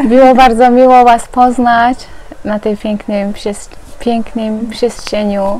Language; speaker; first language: Polish; non-native, fluent; Mongolian